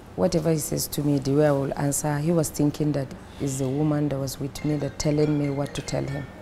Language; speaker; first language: English; non-native, local second language; Fula